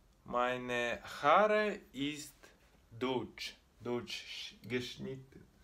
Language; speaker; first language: German; non-native, learner; Russian